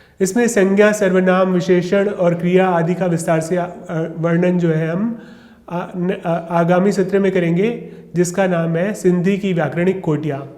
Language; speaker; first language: Hindi; non-native, local second language; Sindhi